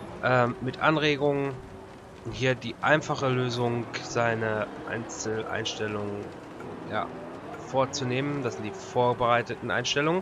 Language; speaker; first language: German; native; German